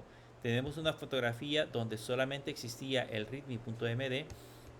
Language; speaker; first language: Spanish; native; Spanish